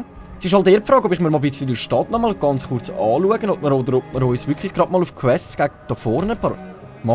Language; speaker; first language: German; native; German